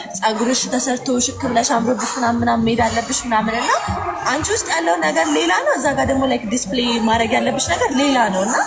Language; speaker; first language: Amharic; native; Amharic